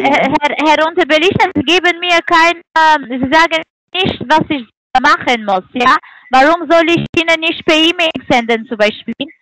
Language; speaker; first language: German; non-native, fluent; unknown